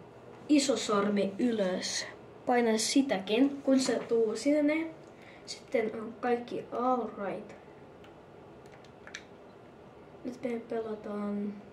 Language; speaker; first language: Finnish; early bilingual, other home language; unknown